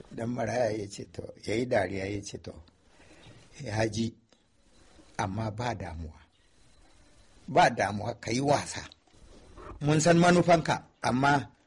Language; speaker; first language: Hausa; non-native, local second language; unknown